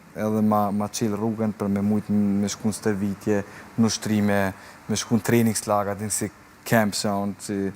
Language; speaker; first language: Albanian; early bilingual, heritage; Albanian